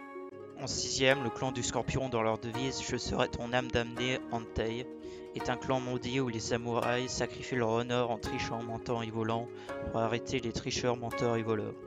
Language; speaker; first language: French; native; French